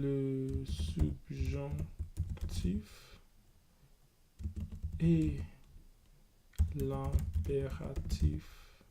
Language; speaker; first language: French; non-native, learner; English